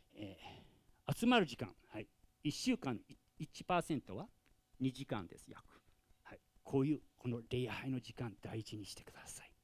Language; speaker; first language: Japanese; non-native, fluent; English